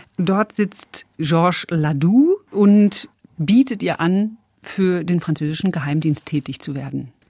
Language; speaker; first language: German; native; German